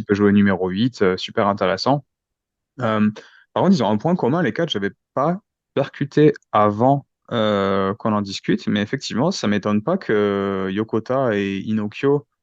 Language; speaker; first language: French; native; French